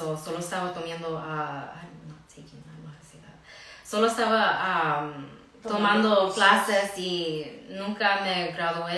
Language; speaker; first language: Spanish; early bilingual, heritage; Spanish